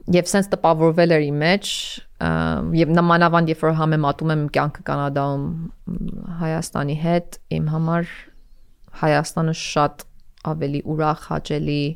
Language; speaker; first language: Armenian; early bilingual, heritage; Armenian